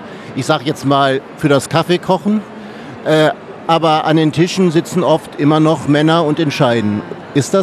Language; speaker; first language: German; native; German